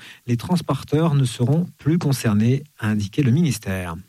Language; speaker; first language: French; native; French